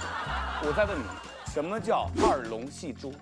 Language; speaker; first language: Chinese; native; Chinese